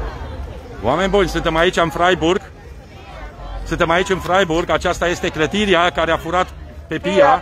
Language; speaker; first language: Romanian; native; Romanian